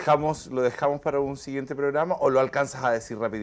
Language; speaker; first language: Spanish; native; Spanish